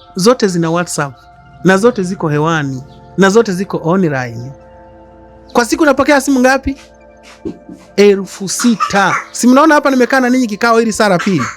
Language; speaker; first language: Swahili; native; Swahili